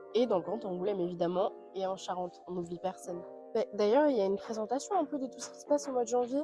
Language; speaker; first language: French; native; French